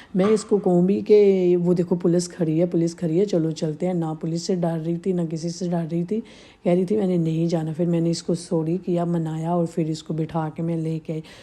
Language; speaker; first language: Urdu; native; Urdu